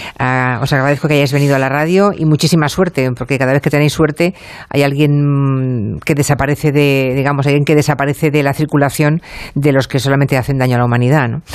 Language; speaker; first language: Spanish; native; Spanish